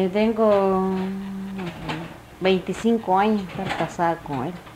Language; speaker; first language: Spanish; non-native, local second language; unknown